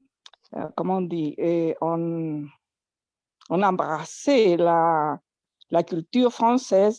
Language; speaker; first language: French; non-native, learner; Spanish